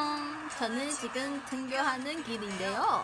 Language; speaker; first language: Korean; non-native, fluent; Chinese